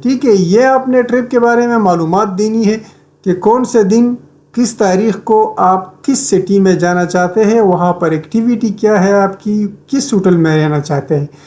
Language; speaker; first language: Urdu; native; Urdu